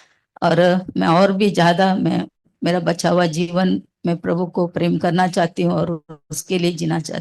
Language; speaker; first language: Hindi; non-native, local second language; Malayalam